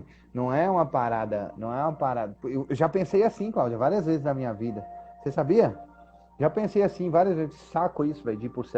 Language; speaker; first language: Portuguese; native; Portuguese